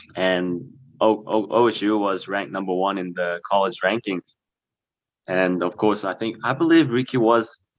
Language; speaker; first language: English; early bilingual, other home language; Korean